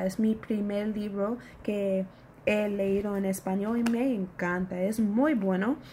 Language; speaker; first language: Spanish; non-native, learner; English